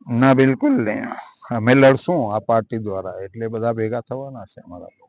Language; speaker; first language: Gujarati; non-native, local second language; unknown